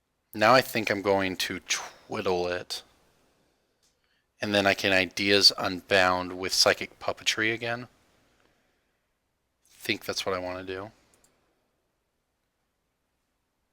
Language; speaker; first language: English; native; English